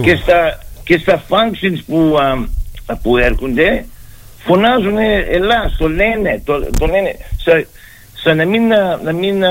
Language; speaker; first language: Greek; early bilingual, heritage; Greek